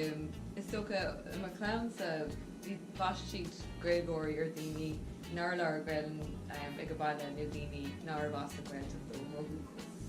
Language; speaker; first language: Irish; non-native, local second language; English